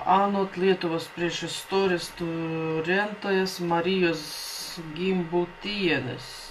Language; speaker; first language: Lithuanian; non-native, learner; Latvian